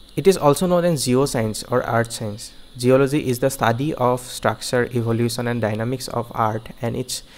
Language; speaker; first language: English; non-native, local second language; Assamese